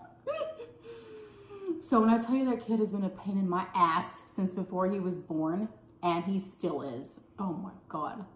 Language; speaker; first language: English; native; English